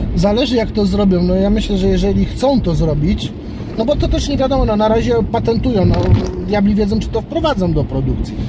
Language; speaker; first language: Polish; native; Polish